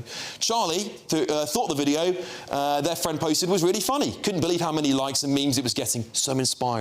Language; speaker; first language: English; native; English